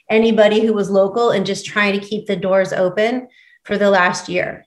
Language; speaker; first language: English; native; English